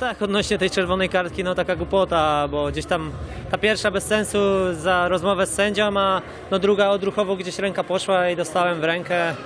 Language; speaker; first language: Polish; native; Polish